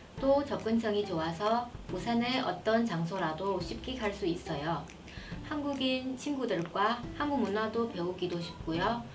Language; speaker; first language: Korean; non-native, fluent; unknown